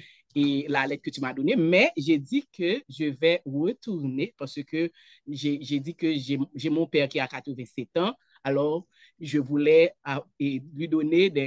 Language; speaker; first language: French; non-native, local second language; Haitian Creole